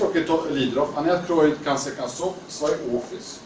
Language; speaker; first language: Russian; non-native, learner; Swedish